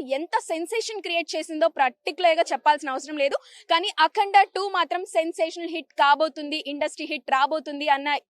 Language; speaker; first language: Telugu; native; Telugu